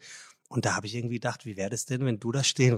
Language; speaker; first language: German; native; German